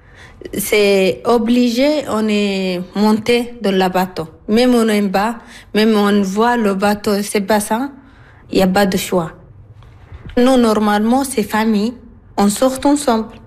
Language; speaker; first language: French; non-native, learner; Arabic